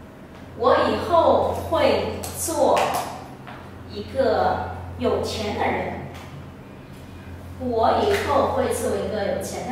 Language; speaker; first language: Chinese; non-native, fluent; Vietnamese